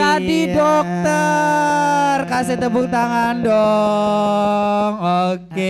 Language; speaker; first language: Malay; non-native, local second language; Javanese